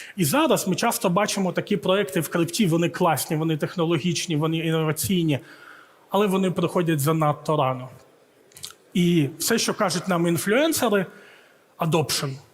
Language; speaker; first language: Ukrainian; early bilingual, heritage; Ukrainian